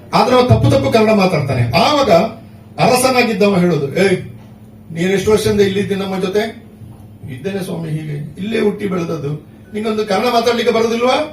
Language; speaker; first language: Kannada; non-native, local second language; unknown